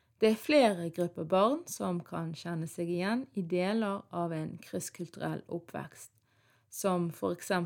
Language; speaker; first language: Norwegian; early bilingual, other home language; Arabic